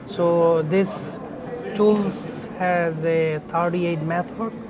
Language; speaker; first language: English; non-native, local second language; Bangla